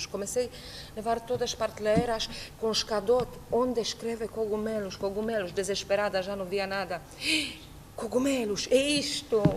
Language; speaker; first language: Portuguese; non-native, learner; Romanian